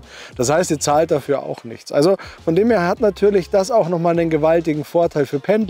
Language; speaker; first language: German; native; German